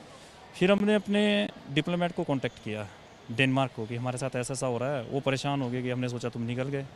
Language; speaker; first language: Hindi; native; Hindi